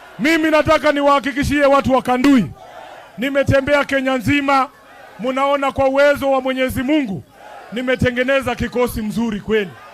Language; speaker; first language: Swahili; non-native, local second language; Luyia